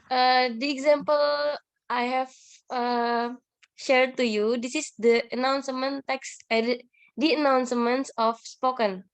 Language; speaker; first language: English; non-native, learner; Indonesian